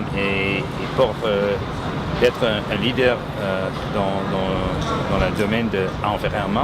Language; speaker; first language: French; non-native, local second language; English